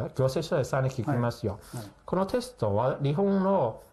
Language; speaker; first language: Japanese; non-native, fluent; Chinese